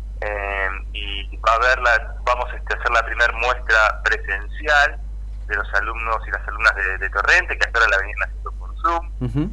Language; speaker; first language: Spanish; native; Spanish